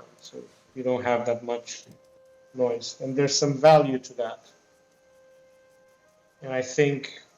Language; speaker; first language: English; non-native, fluent; Romanian